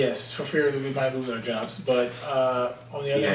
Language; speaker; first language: English; native; English